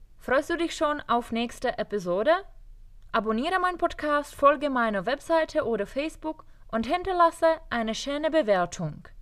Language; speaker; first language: German; non-native, fluent; Czech